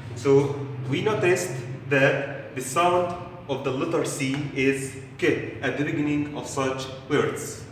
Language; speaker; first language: English; non-native, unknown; Arabic